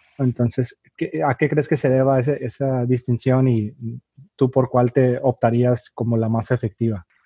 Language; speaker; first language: Spanish; native; Spanish